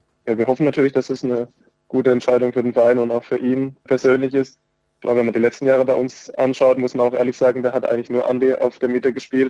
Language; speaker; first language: German; native; German